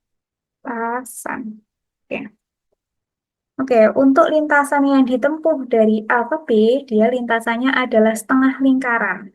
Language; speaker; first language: Indonesian; native; Indonesian